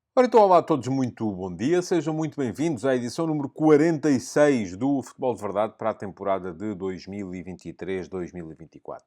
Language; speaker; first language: Portuguese; native; Portuguese